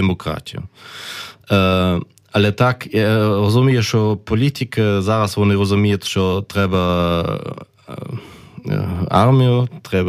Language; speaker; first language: Ukrainian; non-native, learner; German